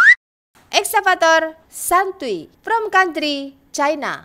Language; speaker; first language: English; non-native, learner; Indonesian